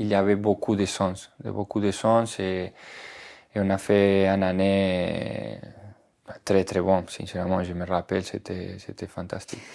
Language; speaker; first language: French; non-native, fluent; Spanish